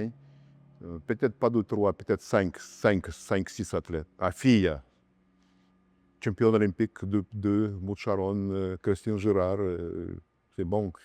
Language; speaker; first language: French; non-native, learner; Russian